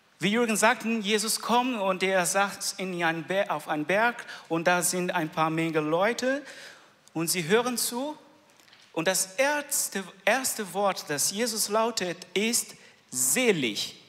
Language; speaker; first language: German; non-native, learner; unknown